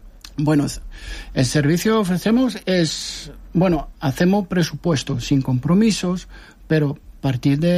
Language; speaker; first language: Spanish; early bilingual, heritage; Dutch